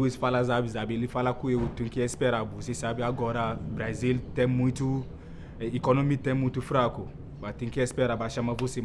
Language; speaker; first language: Portuguese; non-native, learner; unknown